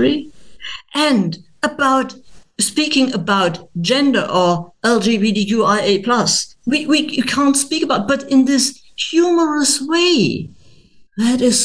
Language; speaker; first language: English; non-native, fluent; German